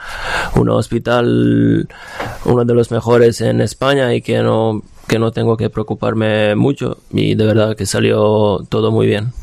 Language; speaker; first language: Spanish; non-native, fluent; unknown